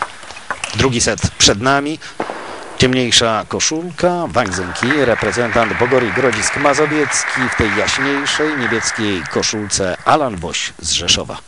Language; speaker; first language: Polish; native; Polish